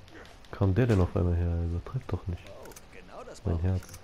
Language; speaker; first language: German; native; German